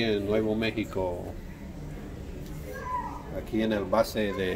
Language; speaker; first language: Spanish; non-native, learner; English